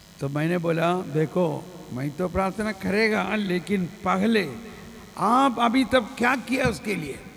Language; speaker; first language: Hindi; non-native, local second language; Malayalam